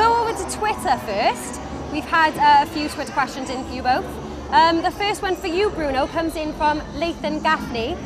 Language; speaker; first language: English; native; English